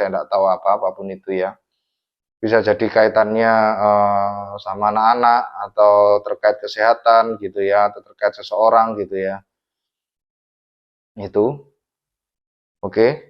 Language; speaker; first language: Indonesian; native; Indonesian